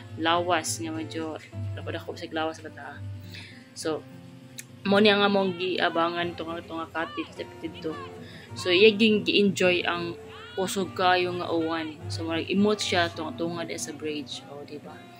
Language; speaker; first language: Cebuano; native; Cebuano